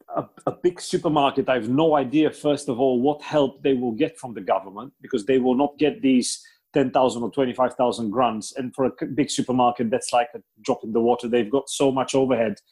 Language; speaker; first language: English; non-native, fluent; Bulgarian